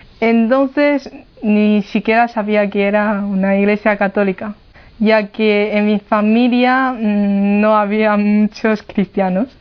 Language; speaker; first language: Spanish; non-native, fluent; Chinese